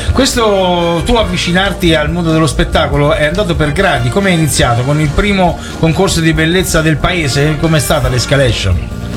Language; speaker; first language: Italian; native; Italian